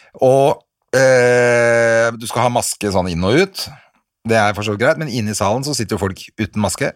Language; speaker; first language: Norwegian; native; Norwegian